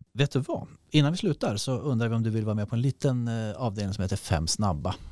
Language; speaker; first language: Swedish; native; Swedish